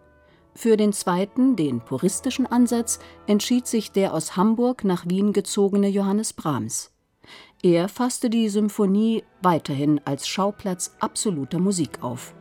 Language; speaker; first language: German; native; German